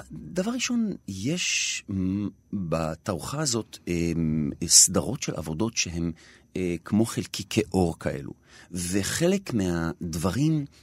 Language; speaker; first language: Hebrew; native; Hebrew